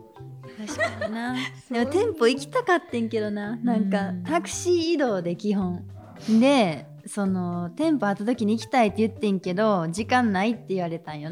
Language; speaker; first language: Japanese; native; Japanese